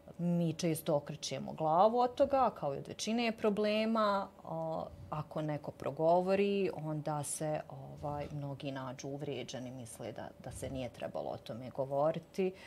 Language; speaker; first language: Bosnian; native; Bosnian